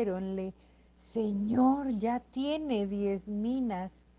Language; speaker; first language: Spanish; native; Spanish